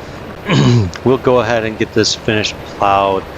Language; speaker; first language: English; native; English